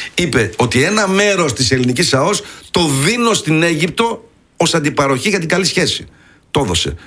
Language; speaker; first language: Greek; early bilingual, heritage; Greek